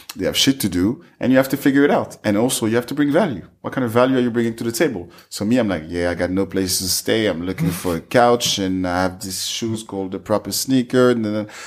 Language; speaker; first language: English; non-native, fluent; French